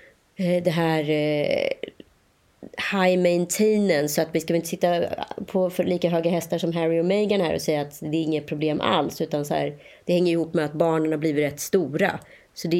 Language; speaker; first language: Swedish; native; Swedish